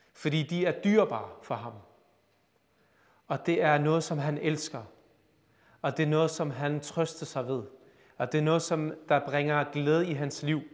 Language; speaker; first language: Danish; early bilingual, other home language; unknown